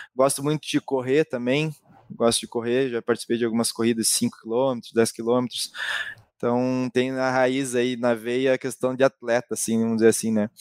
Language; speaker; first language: Portuguese; native; Portuguese